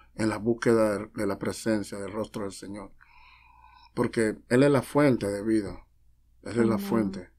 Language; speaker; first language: Spanish; native; Spanish